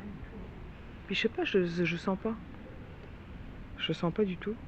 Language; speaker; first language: French; native; French